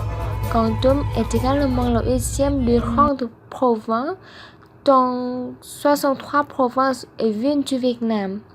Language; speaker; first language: French; non-native, learner; Vietnamese